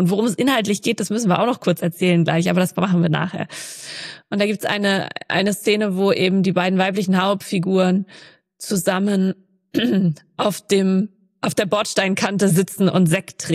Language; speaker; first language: German; native; German